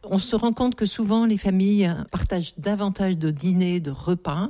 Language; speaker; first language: French; native; French